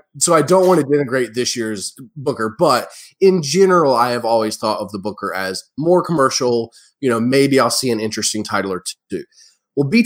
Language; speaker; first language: English; native; English